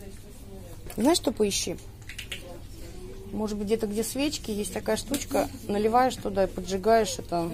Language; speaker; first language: Russian; native; Russian